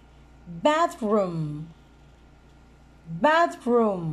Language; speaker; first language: English; non-native, fluent; Spanish